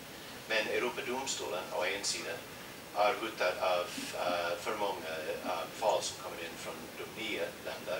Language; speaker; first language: Swedish; non-native, fluent; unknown